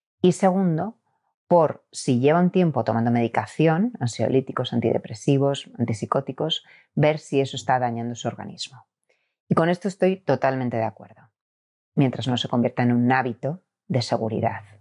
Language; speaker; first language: Spanish; native; Spanish